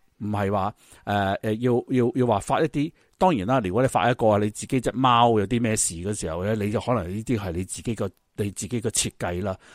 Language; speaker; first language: Cantonese; native; Cantonese